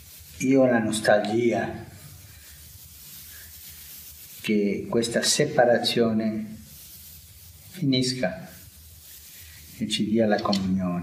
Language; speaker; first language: Italian; non-native, fluent; Spanish